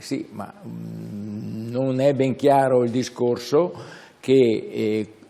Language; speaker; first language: Italian; native; Italian